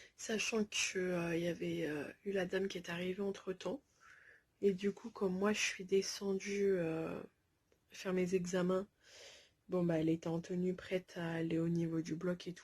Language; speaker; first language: French; native; French